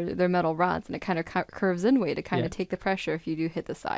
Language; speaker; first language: English; native; English